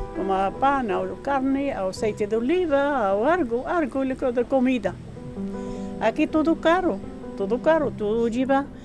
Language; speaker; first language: Spanish; non-native, learner; Arabic